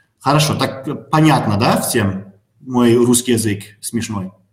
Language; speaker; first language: Russian; non-native, learner; German